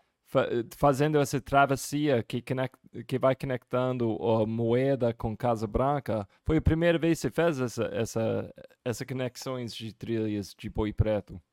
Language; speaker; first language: Portuguese; non-native, fluent; English